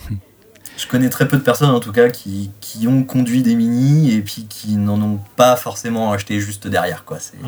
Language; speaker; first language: French; native; French